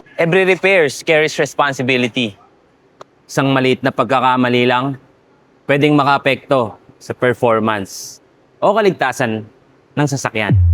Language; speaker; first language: Filipino; native; Filipino